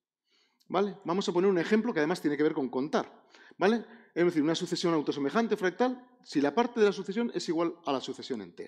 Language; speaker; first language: Spanish; native; Spanish